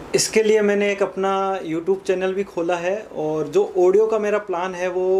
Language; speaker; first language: Hindi; native; Hindi